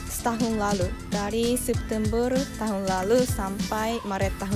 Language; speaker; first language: Indonesian; non-native, learner; Japanese